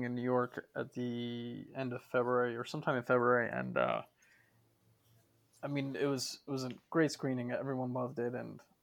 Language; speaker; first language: English; native; English